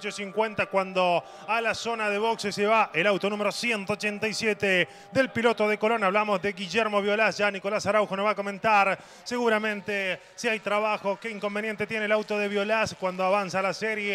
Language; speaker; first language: Spanish; native; Spanish